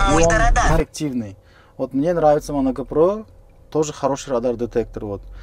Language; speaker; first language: Russian; non-native, local second language; Uzbek